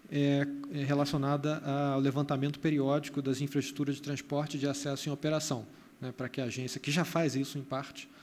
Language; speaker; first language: Portuguese; native; Portuguese